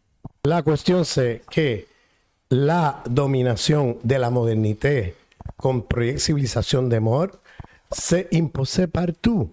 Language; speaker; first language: French; non-native, fluent; Spanish